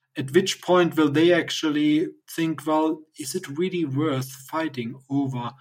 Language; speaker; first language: English; non-native, fluent; German